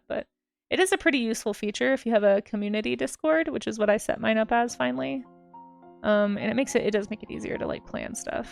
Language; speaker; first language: English; native; English